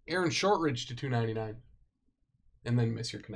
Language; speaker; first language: English; native; English